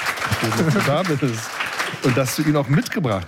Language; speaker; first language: German; native; German